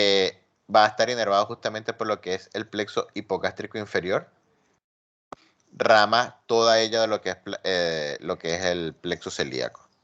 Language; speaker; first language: Spanish; native; Spanish